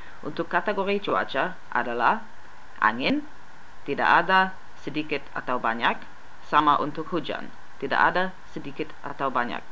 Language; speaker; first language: Indonesian; non-native, fluent; English